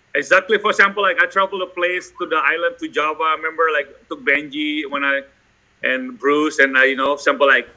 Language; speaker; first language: English; non-native, fluent; Indonesian